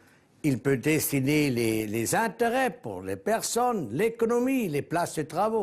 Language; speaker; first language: French; non-native, local second language; German